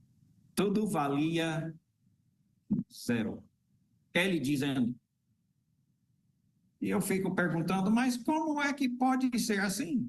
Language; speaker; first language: Portuguese; non-native, fluent; English